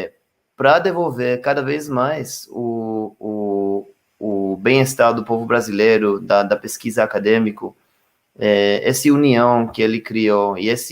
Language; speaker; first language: Portuguese; non-native, fluent; Hebrew